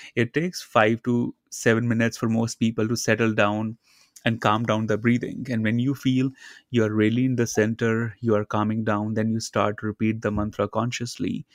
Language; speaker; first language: English; non-native, local second language; Hindi